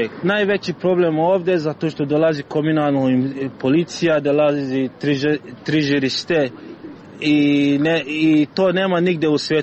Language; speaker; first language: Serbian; non-native, learner; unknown